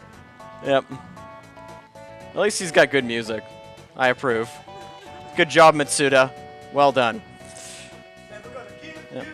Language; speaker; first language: English; native; English